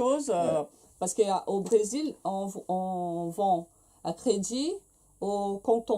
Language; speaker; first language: French; non-native, fluent; Portuguese